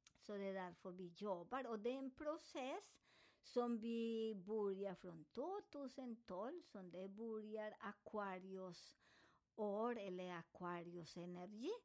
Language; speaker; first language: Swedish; non-native, fluent; Spanish